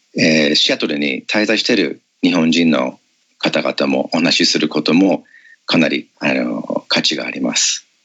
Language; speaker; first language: Japanese; non-native, fluent; English